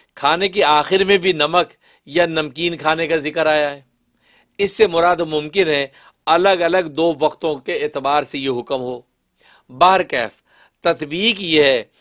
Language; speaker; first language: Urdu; non-native, local second language; Kashmiri